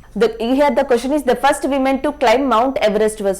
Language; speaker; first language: English; non-native, local second language; Telugu